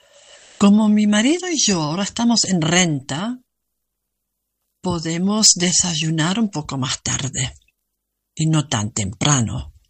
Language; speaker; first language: Spanish; non-native, learner; German